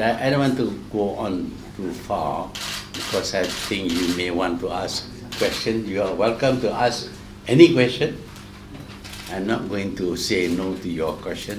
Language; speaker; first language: English; non-native, local second language; Malay